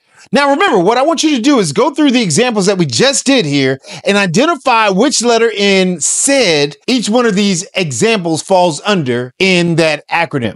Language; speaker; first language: English; native; English